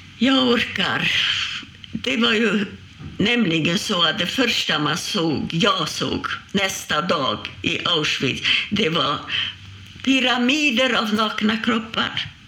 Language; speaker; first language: Swedish; non-native, fluent; Hungarian